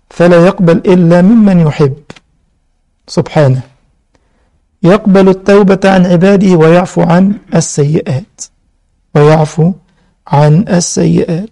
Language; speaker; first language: Arabic; native; Arabic